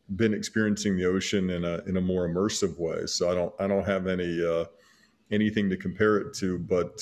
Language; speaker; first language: English; native; English